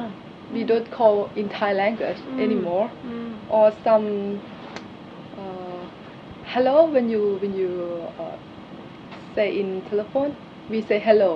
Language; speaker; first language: English; non-native, learner; Thai